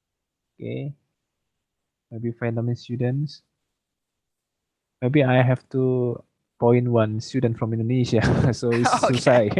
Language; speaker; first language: English; non-native, fluent; Indonesian